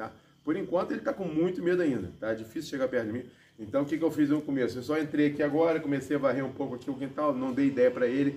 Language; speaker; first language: Portuguese; native; Portuguese